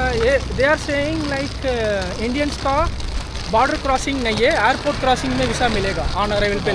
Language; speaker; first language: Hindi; non-native, local second language; Tamil